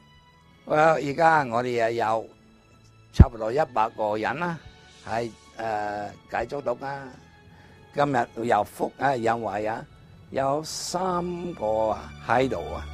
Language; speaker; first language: Chinese; non-native, learner; English